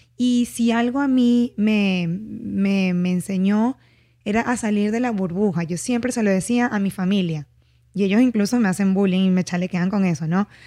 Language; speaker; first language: Spanish; native; Spanish